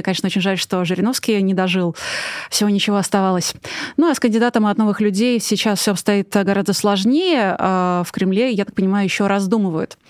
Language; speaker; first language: Russian; native; Russian